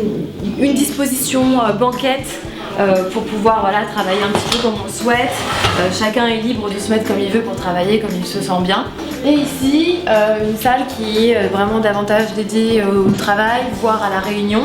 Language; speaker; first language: French; native; French